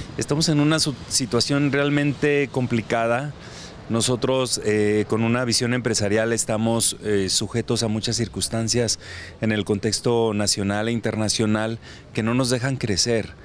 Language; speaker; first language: Spanish; native; Spanish